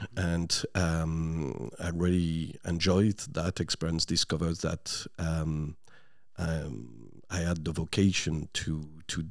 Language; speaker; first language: English; non-native, fluent; French